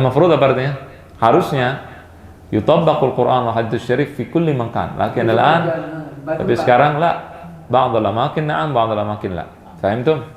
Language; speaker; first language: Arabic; non-native, fluent; Indonesian